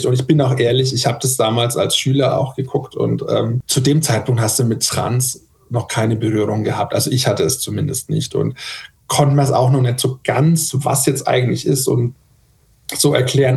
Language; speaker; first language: German; native; German